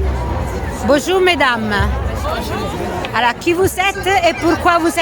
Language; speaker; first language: French; non-native, learner; Italian